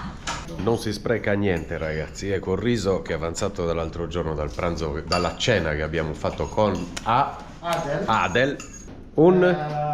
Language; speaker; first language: Italian; native; Italian